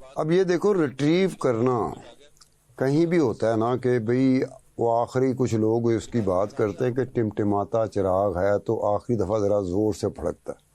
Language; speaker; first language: Urdu; non-native, local second language; Brahui